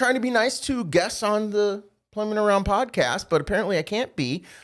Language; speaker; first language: English; native; English